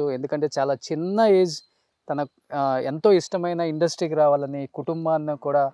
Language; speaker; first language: Telugu; native; Telugu